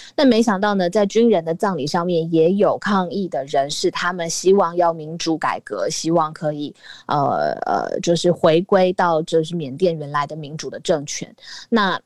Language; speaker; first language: Chinese; native; Chinese